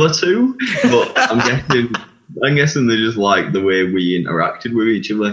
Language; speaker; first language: English; native; English